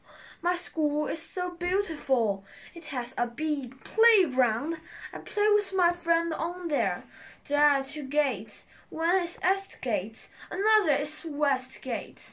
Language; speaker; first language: English; non-native, learner; Chinese